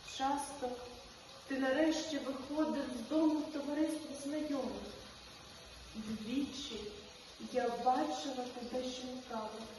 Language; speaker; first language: Ukrainian; native; Ukrainian